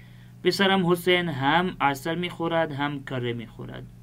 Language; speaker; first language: Persian; non-native, fluent; Urdu